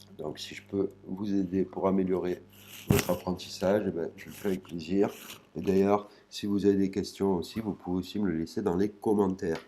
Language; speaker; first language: French; native; French